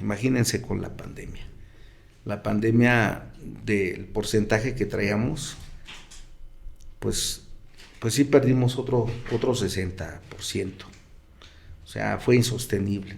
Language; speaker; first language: Spanish; native; Spanish